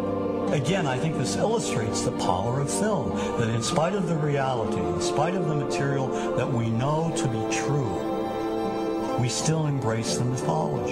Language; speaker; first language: English; native; English